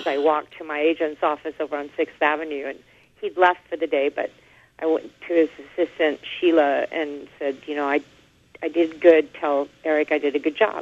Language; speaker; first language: English; native; English